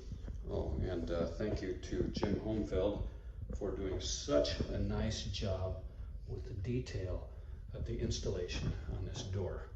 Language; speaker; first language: English; native; English